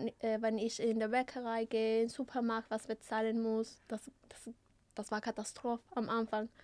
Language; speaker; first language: German; non-native, fluent; Spanish